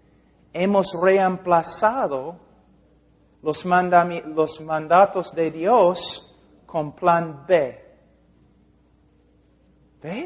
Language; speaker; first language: Spanish; non-native, fluent; English